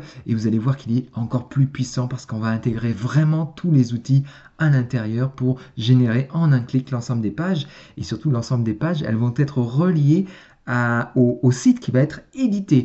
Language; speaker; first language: French; native; French